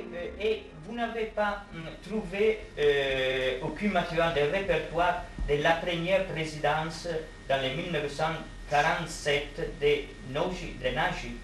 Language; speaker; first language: French; non-native, fluent; Italian